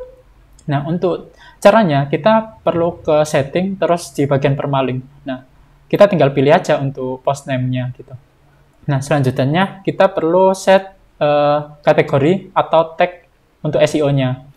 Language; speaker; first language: Indonesian; native; Indonesian